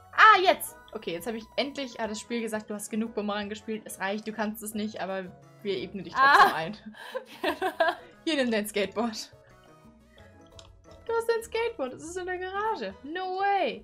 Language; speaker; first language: German; native; German